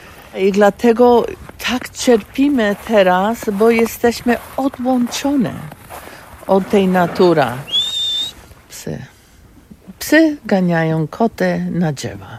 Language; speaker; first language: Polish; non-native, learner; English